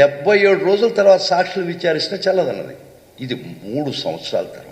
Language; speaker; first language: Telugu; native; Telugu